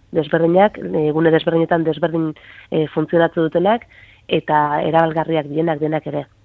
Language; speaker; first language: Basque; native; Basque